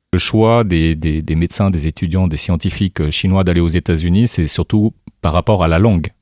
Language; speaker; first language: French; native; French